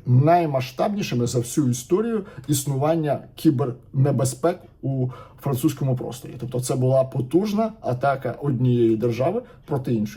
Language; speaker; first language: Ukrainian; native; Ukrainian